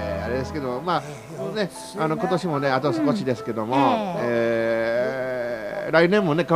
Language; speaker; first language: Japanese; native; Japanese